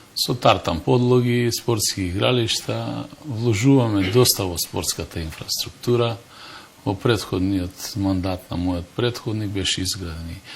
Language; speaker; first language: Macedonian; native; Macedonian